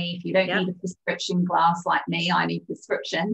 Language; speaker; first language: English; native; English